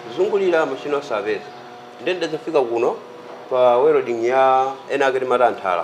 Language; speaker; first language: Nyanja; native; Nyanja